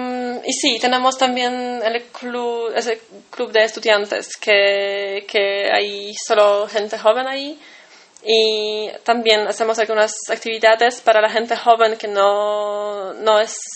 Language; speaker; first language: Spanish; non-native, fluent; Polish